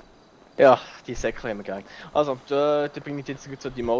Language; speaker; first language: German; native; German